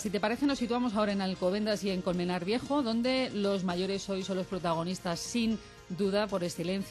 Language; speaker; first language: Spanish; native; Spanish